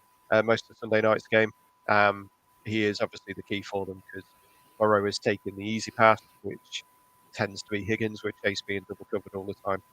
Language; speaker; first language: English; native; English